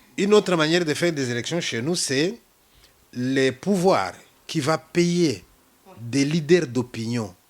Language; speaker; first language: French; non-native, local second language; Luba-Lulua